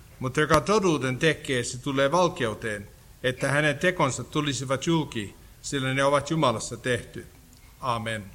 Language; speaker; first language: Finnish; early bilingual, heritage; Finnish